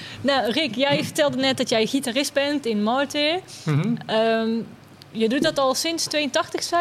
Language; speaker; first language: Dutch; native; Dutch